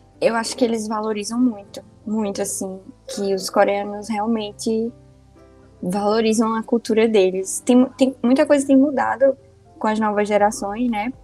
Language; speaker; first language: Portuguese; native; Portuguese